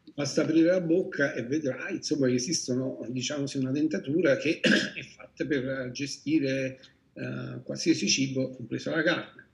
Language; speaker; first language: Italian; native; Italian